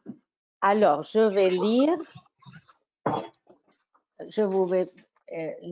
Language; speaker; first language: French; non-native, fluent; Spanish